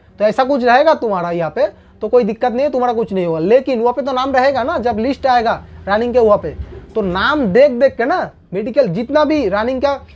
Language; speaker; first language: Hindi; non-native, local second language; Bangla